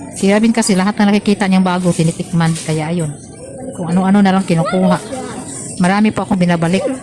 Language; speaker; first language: Filipino; non-native, local second language; Cebuano